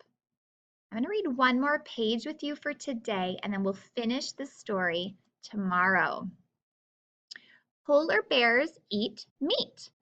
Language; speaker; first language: English; native; English